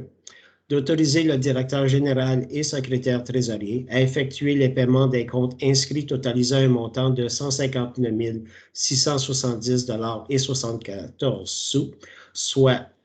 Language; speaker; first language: French; native; French